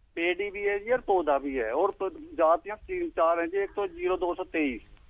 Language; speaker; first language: Hindi; native; Hindi